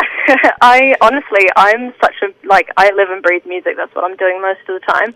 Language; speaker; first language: English; native; English